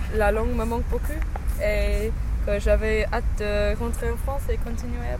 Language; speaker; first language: French; non-native, fluent; English